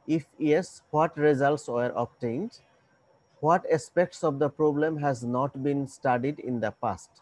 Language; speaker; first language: English; non-native, local second language; Bangla